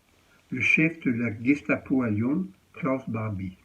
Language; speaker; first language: French; early bilingual, heritage; French